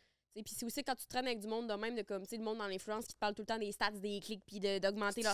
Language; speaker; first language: French; native; French